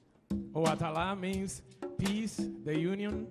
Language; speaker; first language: English; native; English